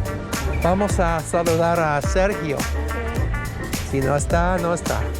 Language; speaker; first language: Spanish; non-native, learner; English